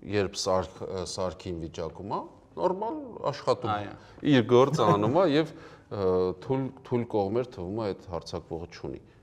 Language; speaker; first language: Armenian; native; Armenian